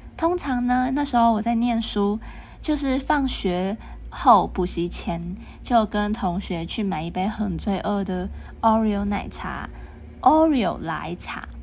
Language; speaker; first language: Chinese; non-native, local second language; Cantonese